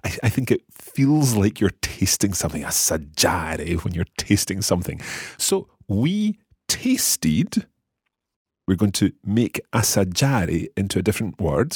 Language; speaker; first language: English; native; English